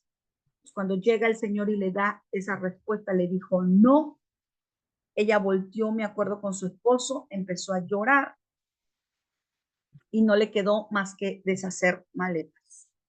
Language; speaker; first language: Spanish; native; Spanish